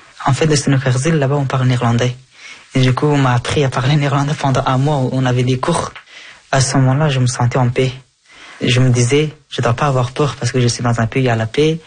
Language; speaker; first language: French; non-native, fluent; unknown